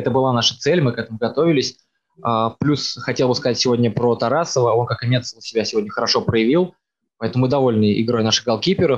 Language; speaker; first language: Russian; native; Russian